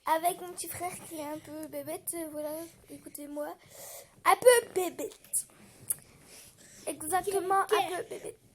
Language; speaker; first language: French; native; French